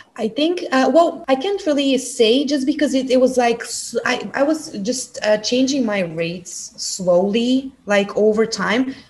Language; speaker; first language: English; non-native, fluent; Bulgarian